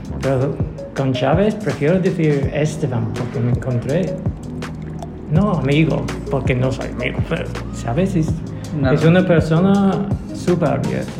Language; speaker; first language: Spanish; non-native, learner; English